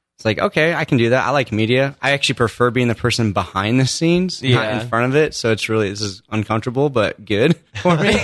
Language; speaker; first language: English; native; English